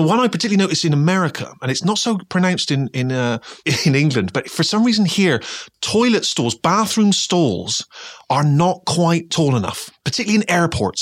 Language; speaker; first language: English; native; English